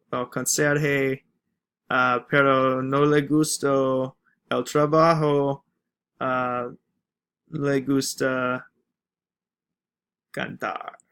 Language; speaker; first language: Spanish; non-native, learner; English